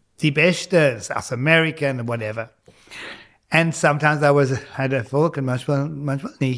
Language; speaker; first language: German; non-native, fluent; English